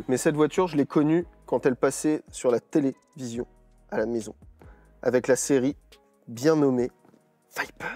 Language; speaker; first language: French; native; French